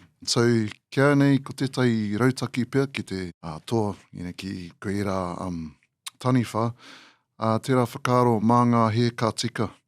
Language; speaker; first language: Māori; non-native, local second language; English